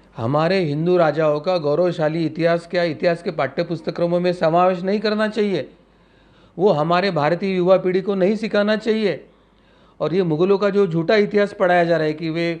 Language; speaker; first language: Hindi; non-native, local second language; Marathi